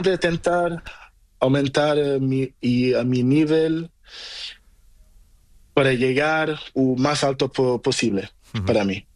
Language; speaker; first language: Spanish; non-native, learner; Portuguese